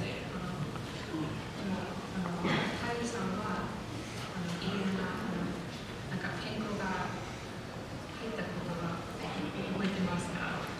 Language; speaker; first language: Japanese; non-native, fluent; English